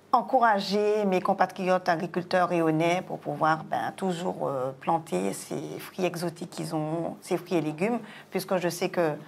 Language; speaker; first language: French; non-native, local second language; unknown